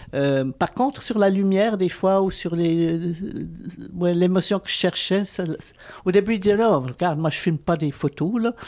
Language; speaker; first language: French; native; French